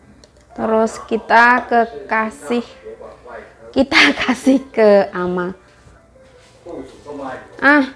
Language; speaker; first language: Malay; non-native, local second language; Javanese